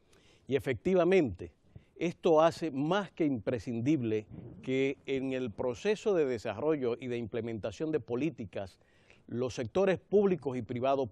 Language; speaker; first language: Spanish; native; Spanish